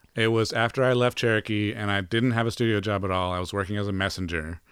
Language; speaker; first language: English; native; English